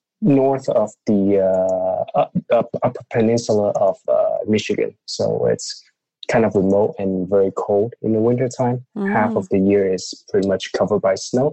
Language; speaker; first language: English; non-native, local second language; Cantonese